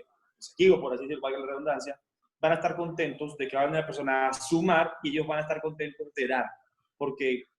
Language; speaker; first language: Spanish; native; Spanish